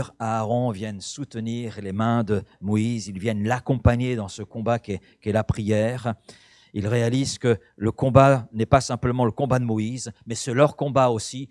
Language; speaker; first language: French; native; French